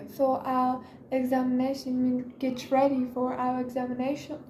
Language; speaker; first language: English; non-native, learner; Persian